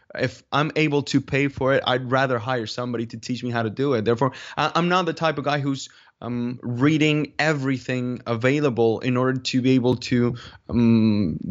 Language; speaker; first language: English; non-native, fluent; Spanish